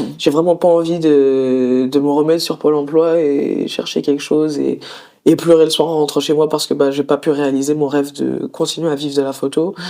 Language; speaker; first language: French; native; French